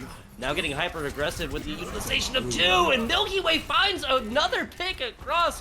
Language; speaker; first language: English; native; English